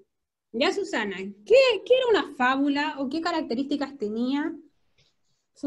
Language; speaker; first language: Spanish; native; Spanish